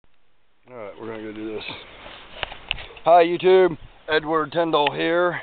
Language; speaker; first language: English; native; English